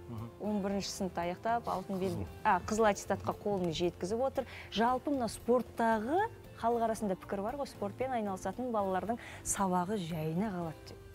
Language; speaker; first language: Kazakh; native; Kazakh